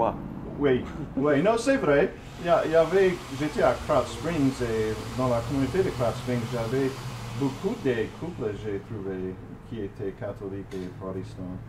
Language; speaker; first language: French; non-native, fluent; English